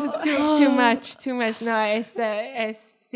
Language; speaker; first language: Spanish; non-native, fluent; Welsh